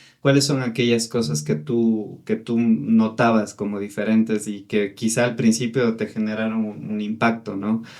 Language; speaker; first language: Spanish; native; Spanish